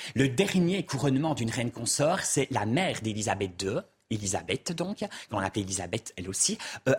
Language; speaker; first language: French; native; French